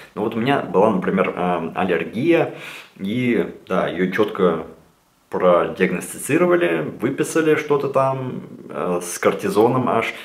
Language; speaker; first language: Russian; early bilingual, heritage; Russian